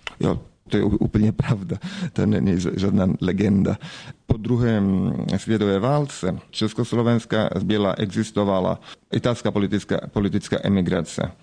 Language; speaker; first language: Czech; early bilingual, heritage; Italian